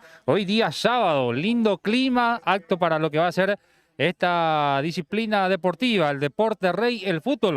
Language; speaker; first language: Spanish; native; Spanish